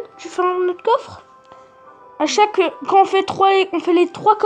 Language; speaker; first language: French; native; French